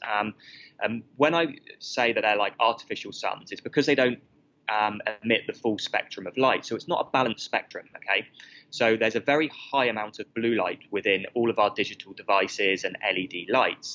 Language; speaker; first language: English; native; English